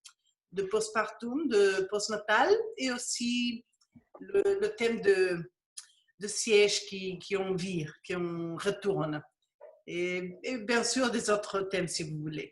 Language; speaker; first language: French; non-native, fluent; Spanish